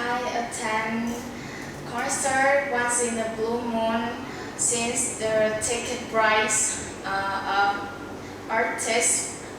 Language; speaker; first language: English; non-native, learner; Vietnamese